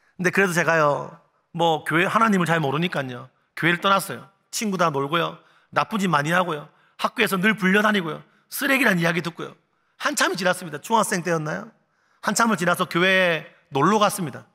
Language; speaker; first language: Korean; native; Korean